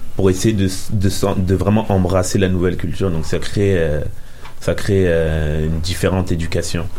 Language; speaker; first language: French; native; French